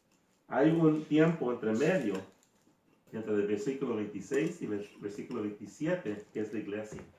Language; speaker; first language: Spanish; early bilingual, heritage; Spanish